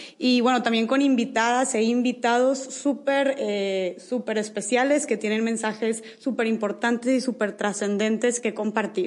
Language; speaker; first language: Spanish; native; Spanish